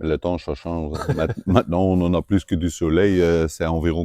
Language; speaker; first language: French; non-native, local second language; Dutch